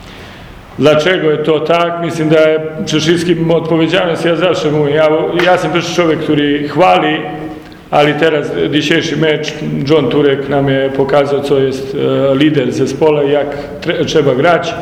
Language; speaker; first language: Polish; non-native, learner; Croatian